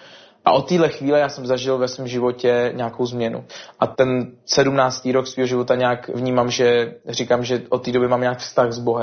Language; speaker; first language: Czech; native; Czech